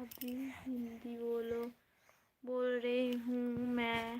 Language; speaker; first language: Hindi; non-native, local second language; Bangla